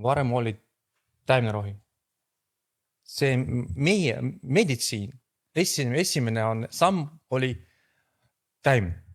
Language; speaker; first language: Estonian; non-native, fluent; Russian